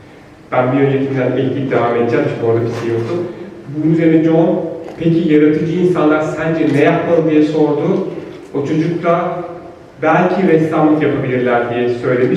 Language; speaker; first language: Turkish; native; Turkish